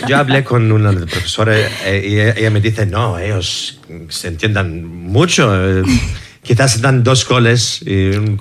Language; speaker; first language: Spanish; non-native, learner; English